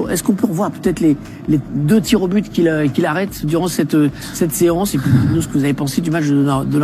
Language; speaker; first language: French; native; French